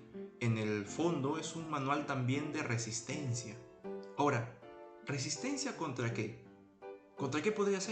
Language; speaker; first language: Spanish; native; Spanish